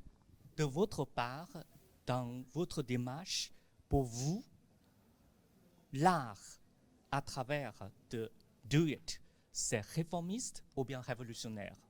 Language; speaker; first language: French; non-native, fluent; Chinese